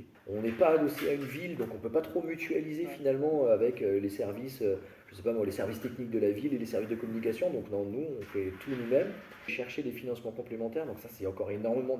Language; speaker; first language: French; native; French